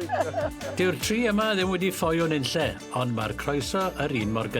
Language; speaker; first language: Welsh; native; Welsh